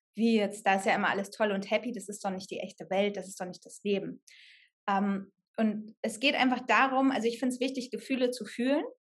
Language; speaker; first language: German; native; German